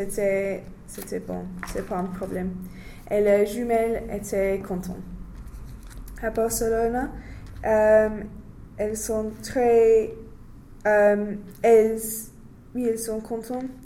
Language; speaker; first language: French; non-native, learner; English